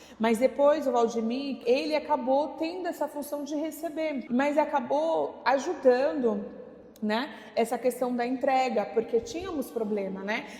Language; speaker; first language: Portuguese; native; Portuguese